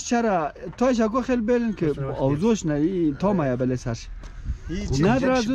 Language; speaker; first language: Persian; native; Persian